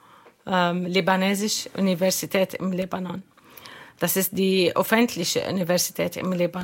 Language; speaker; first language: German; non-native, learner; Arabic